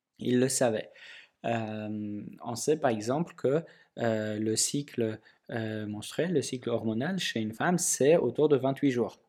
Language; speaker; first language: French; non-native, fluent; Polish